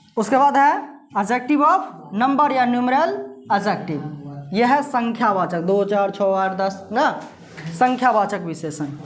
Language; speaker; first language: Hindi; native; Hindi